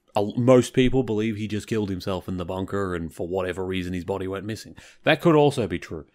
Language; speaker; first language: English; native; English